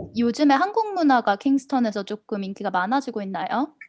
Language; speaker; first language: Korean; native; Korean